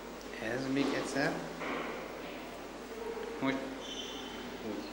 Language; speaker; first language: Hungarian; non-native, learner; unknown